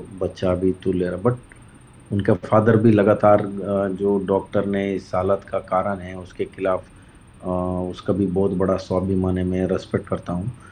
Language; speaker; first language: Hindi; non-native, local second language; Kannada